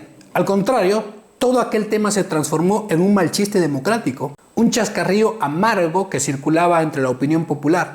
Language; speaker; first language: Spanish; native; Spanish